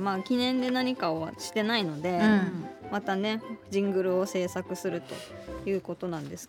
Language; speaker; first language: Japanese; native; Japanese